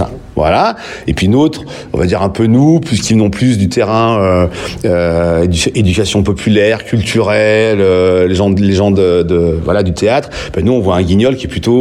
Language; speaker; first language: French; native; French